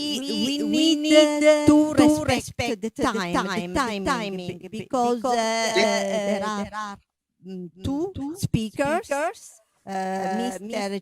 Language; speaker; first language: English; non-native, fluent; Italian